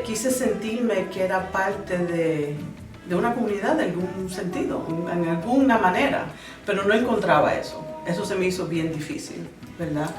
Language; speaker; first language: Spanish; early bilingual, other home language; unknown